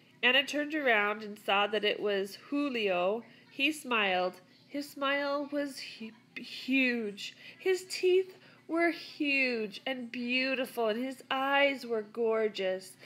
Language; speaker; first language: English; native; English